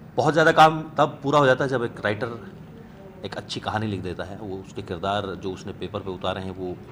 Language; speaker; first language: Hindi; native; Hindi